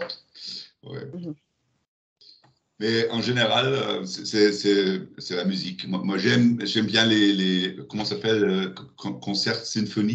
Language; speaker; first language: French; non-native, learner; German